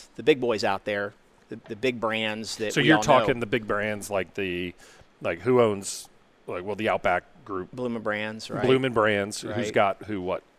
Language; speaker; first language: English; native; English